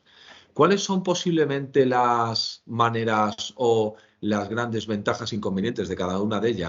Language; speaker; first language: Spanish; native; Spanish